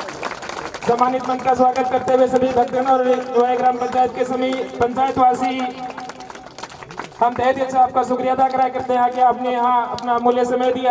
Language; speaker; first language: Hindi; native; Hindi